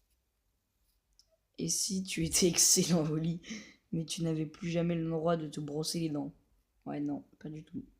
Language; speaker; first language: French; native; French